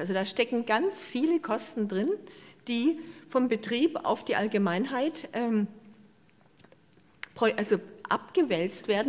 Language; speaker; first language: German; native; German